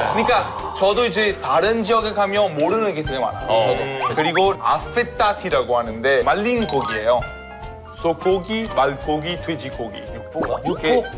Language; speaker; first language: Korean; non-native, fluent; Italian